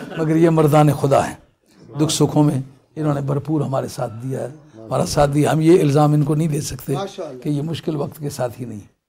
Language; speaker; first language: Urdu; non-native, local second language; Punjabi